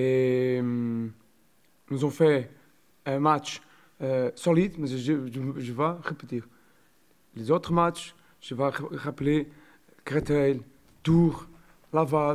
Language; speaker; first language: French; non-native, learner; Portuguese